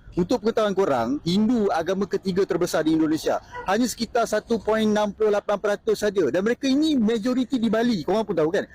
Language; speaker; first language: Malay; native; Malay